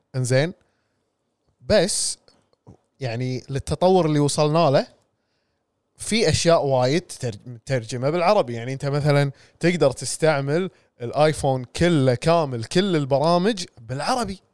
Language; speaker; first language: Arabic; non-native, local second language; English